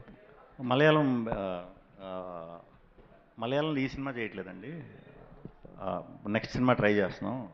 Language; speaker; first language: Telugu; native; Telugu